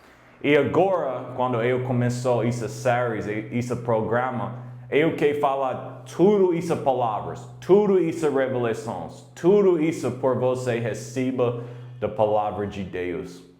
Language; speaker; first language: Portuguese; non-native, learner; English